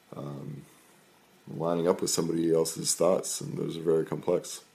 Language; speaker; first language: English; native; English